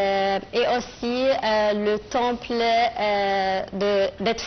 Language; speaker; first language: French; non-native, fluent; Arabic